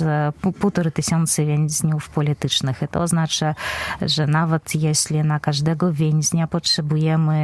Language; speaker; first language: Polish; non-native, fluent; Belarusian